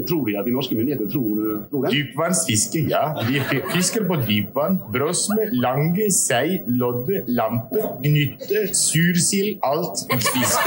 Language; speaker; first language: Norwegian; native; Norwegian